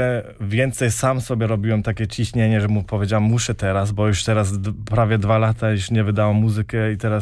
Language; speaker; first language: Polish; early bilingual, heritage; Polish